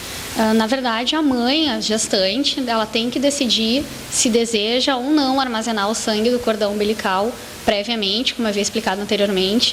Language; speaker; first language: Portuguese; native; Portuguese